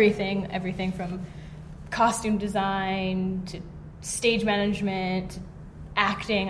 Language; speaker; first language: English; native; English